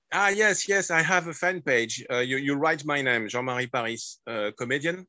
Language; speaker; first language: English; non-native, learner; French